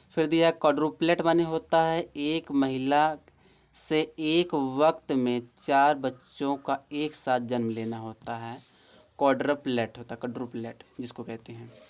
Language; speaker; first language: Hindi; native; Hindi